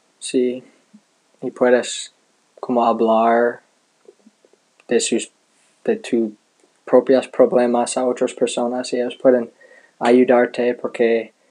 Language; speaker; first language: Spanish; non-native, learner; English